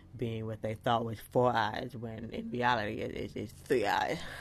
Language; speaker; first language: English; native; English